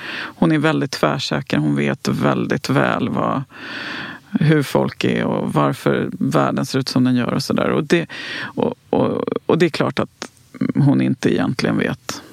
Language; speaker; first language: Swedish; native; Swedish